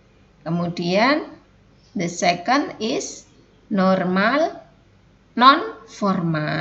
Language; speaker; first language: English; non-native, fluent; Indonesian